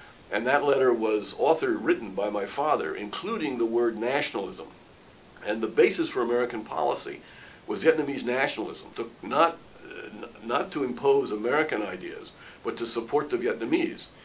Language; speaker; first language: English; native; English